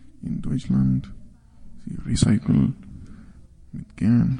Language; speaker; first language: German; non-native, learner; English